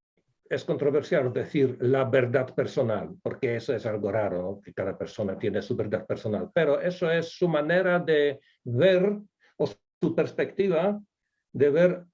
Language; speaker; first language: Spanish; non-native, fluent; Polish